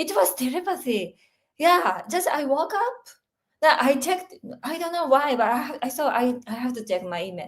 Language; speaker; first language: English; non-native, learner; Japanese